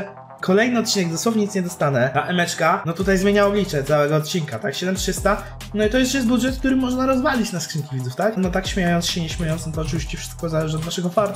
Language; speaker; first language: Polish; native; Polish